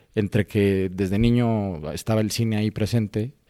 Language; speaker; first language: Spanish; native; Spanish